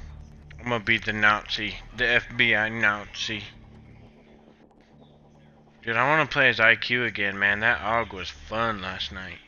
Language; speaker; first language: English; native; English